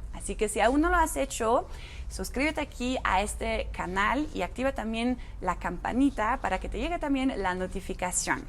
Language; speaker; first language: Spanish; non-native, fluent; German